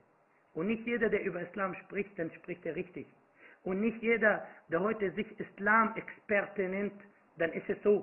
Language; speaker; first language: German; non-native, fluent; Arabic